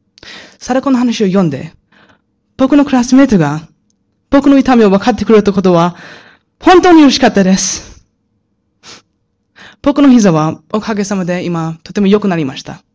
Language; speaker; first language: Japanese; non-native, learner; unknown